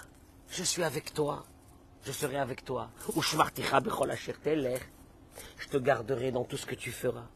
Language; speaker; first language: French; native; French